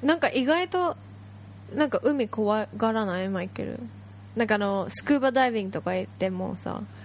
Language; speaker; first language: Japanese; native; Japanese